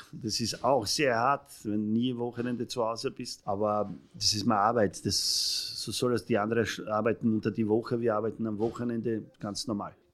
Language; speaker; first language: German; non-native, fluent; Serbian